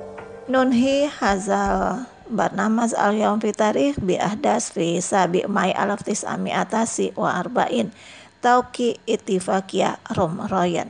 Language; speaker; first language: Arabic; non-native, fluent; Indonesian